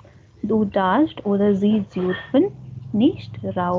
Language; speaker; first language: German; non-native, fluent; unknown